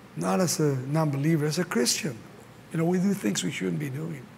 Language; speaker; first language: English; early bilingual, other home language; Spanish